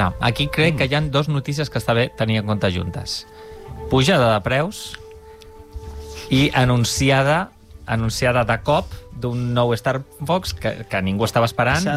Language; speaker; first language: Catalan; native; Catalan